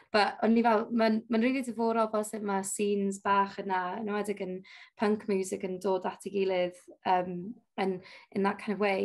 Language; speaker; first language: Welsh; non-native, local second language; English